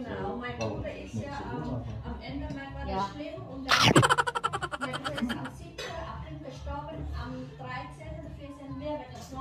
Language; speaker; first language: German; non-native, fluent; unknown